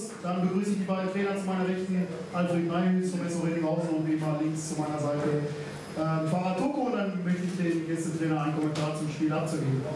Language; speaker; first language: German; native; German